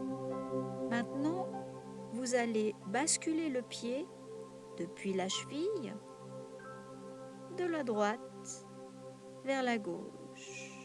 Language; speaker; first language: French; native; French